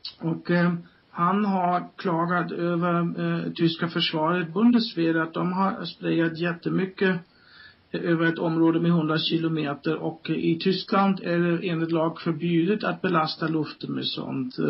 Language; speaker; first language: Swedish; non-native, fluent; German